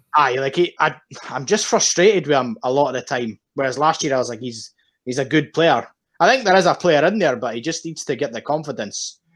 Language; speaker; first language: English; native; English